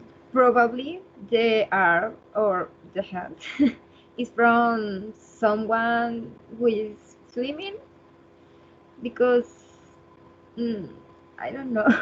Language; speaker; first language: English; non-native, learner; Spanish